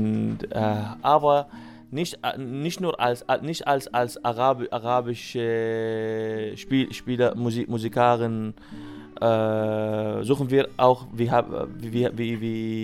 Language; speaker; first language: German; non-native, learner; Arabic